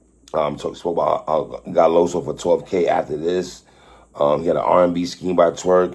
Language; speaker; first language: English; native; English